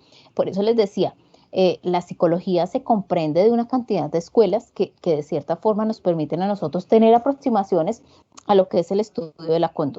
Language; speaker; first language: Spanish; native; Spanish